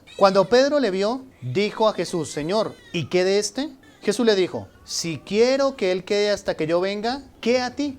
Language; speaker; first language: Spanish; native; Spanish